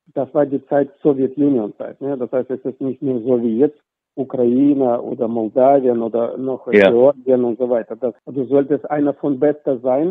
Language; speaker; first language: German; non-native, fluent; Russian